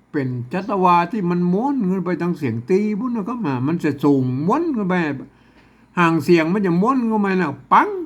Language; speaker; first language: Thai; non-native, local second language; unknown